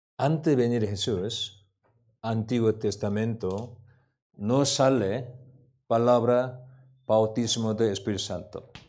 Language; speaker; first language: Spanish; non-native, learner; Korean